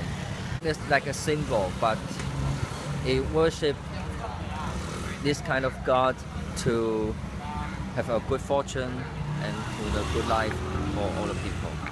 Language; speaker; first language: English; non-native, fluent; Chinese